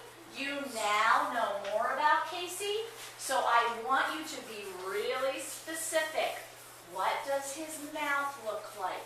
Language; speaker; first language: English; native; English